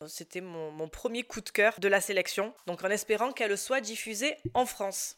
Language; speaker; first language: French; native; French